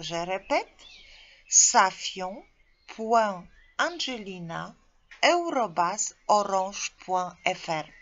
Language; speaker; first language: French; non-native, fluent; Polish